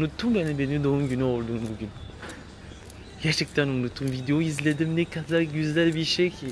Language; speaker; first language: Turkish; non-native, learner; French